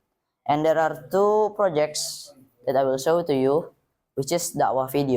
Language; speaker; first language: English; non-native, learner; Indonesian